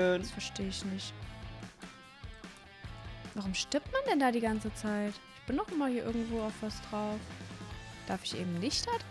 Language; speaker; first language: German; native; German